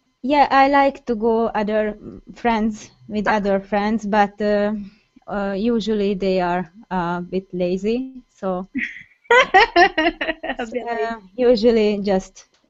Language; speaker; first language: English; non-native, learner; Hungarian